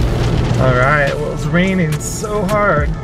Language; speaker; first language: English; native; English